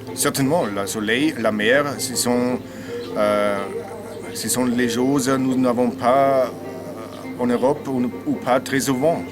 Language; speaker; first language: French; non-native, learner; German